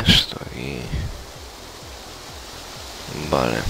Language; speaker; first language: Spanish; native; Spanish